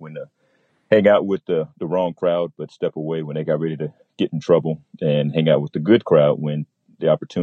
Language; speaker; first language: English; native; English